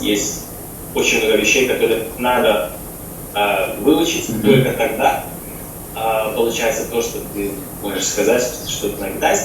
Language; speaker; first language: Russian; non-native, fluent; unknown